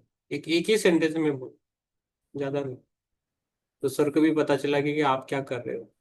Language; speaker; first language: Hindi; native; Hindi